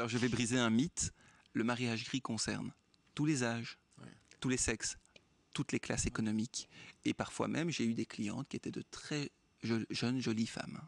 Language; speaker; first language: French; native; French